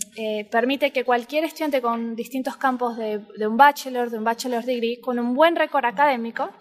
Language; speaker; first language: Spanish; native; Spanish